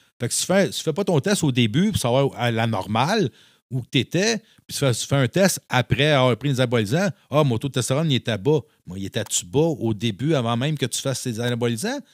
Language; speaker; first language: French; native; French